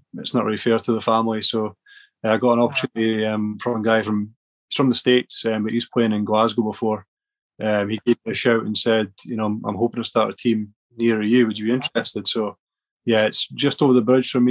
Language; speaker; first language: English; native; English